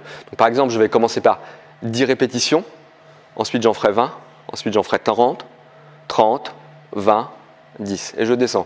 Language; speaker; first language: French; native; French